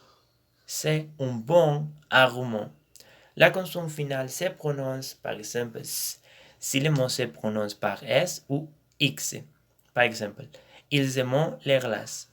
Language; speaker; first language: French; non-native, learner; Spanish